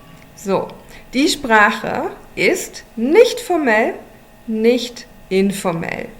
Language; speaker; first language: German; non-native, fluent; English